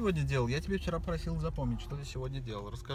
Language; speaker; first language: Russian; native; Russian